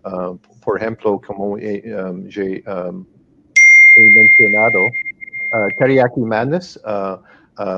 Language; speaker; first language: Spanish; non-native, fluent; English